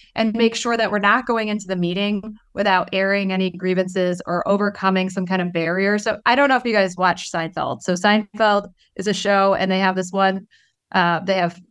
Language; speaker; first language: English; native; English